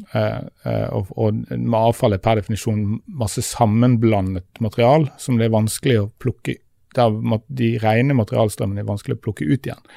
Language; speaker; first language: Norwegian; native; Norwegian